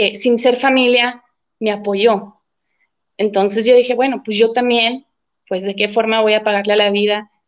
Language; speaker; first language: Spanish; early bilingual, heritage; Spanish